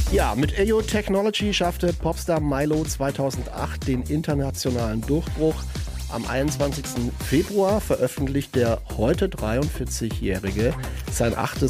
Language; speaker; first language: German; native; German